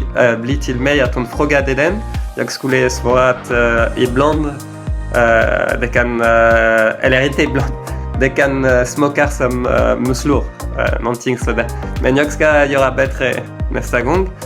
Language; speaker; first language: Swedish; non-native, learner; French